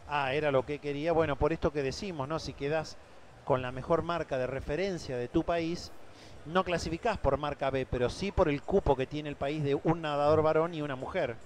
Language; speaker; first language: Spanish; native; Spanish